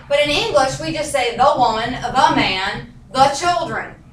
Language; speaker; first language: English; native; English